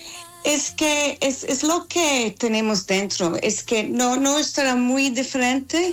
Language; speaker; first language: Spanish; non-native, fluent; English